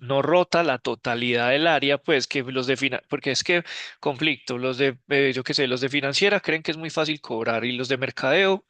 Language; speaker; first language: Spanish; native; Spanish